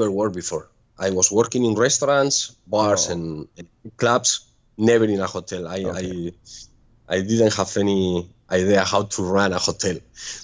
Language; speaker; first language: English; non-native, fluent; Spanish